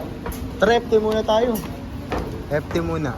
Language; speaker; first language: Filipino; native; Filipino